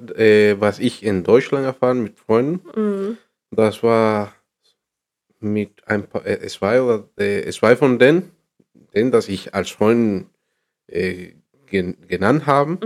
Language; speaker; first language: German; non-native, learner; Spanish